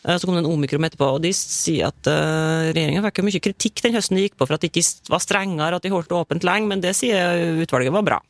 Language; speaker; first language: Norwegian; native; Norwegian